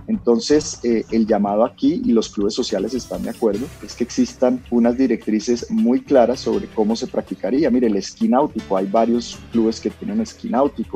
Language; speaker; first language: Spanish; native; Spanish